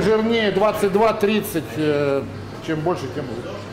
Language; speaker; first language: Russian; native; Russian